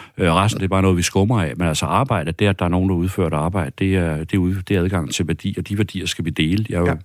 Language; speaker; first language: Danish; native; Danish